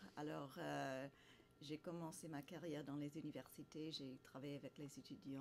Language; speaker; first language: French; non-native, fluent; English